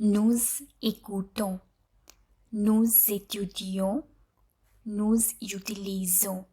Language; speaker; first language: French; non-native, fluent; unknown